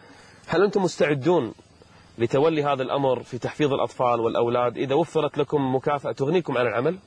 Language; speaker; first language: Arabic; native; Arabic